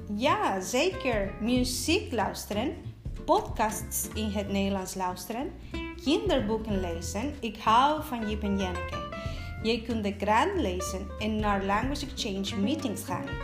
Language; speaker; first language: Dutch; non-native, fluent; Spanish